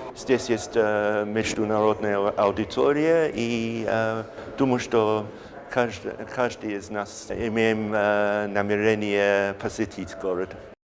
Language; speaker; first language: Russian; non-native, fluent; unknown